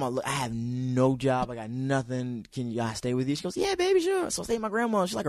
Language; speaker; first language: English; native; English